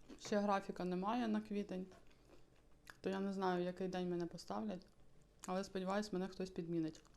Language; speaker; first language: Ukrainian; native; Ukrainian